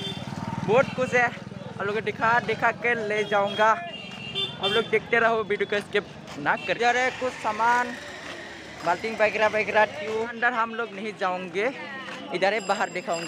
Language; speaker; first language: Hindi; non-native, local second language; Bodo